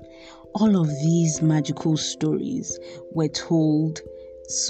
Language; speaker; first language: English; non-native, local second language; Yoruba